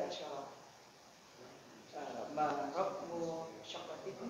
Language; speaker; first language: Arabic; non-native, learner; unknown